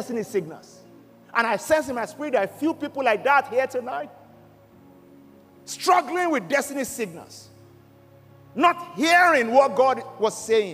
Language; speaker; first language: English; non-native, local second language; Yoruba